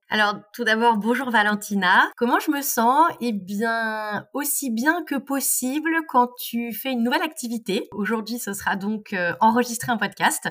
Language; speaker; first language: French; native; French